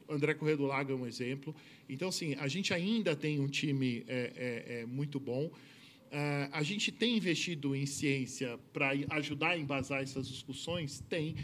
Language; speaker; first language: Portuguese; native; Portuguese